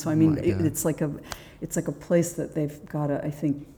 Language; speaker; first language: English; native; English